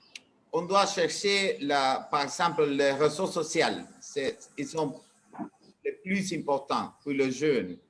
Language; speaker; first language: French; non-native, learner; Spanish